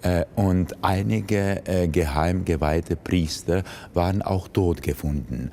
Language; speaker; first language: German; non-native, fluent; Czech